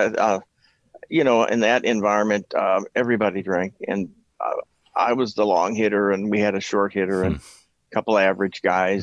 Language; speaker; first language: English; native; English